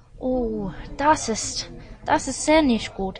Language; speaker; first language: German; non-native, learner; English